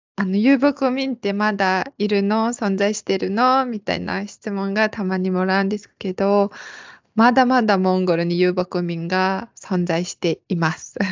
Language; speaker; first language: Japanese; non-native, fluent; Mongolian